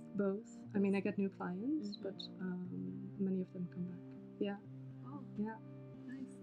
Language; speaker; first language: English; non-native, fluent; Dutch